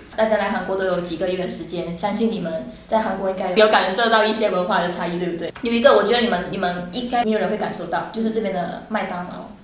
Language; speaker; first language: Chinese; native; Chinese